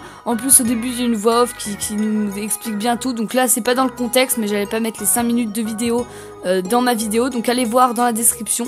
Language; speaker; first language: French; native; French